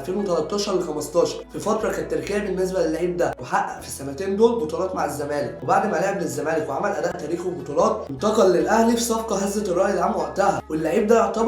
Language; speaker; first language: Arabic; native; Arabic